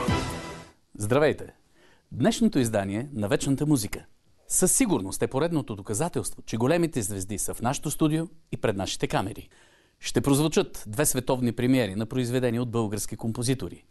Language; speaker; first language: Bulgarian; native; Bulgarian